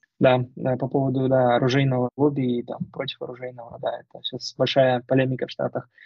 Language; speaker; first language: Russian; native; Russian